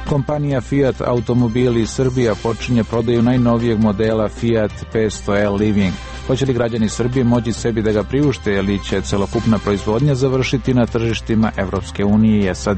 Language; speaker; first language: Serbian; native; Serbian